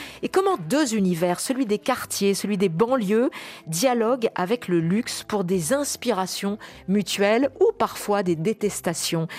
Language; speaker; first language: French; native; French